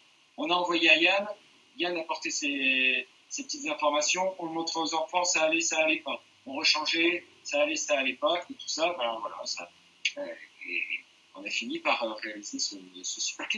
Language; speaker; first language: French; native; French